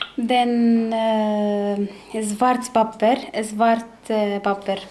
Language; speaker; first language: Swedish; non-native, learner; Arabic